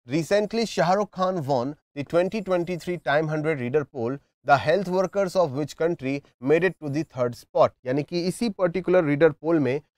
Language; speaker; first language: Hindi; native; Hindi